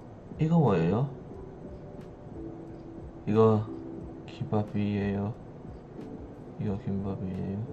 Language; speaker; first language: Korean; non-native, learner; English